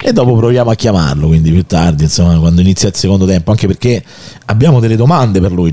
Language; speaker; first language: Italian; native; Italian